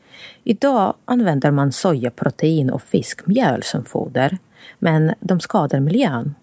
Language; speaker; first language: Swedish; non-native, fluent; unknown